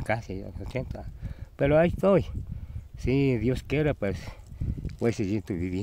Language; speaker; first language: Spanish; non-native, local second language; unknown